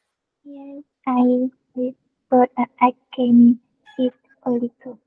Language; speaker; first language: English; non-native, learner; Vietnamese